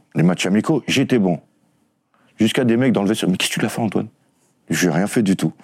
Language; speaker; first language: French; native; French